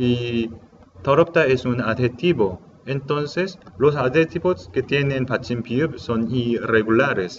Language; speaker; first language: Spanish; non-native, learner; Korean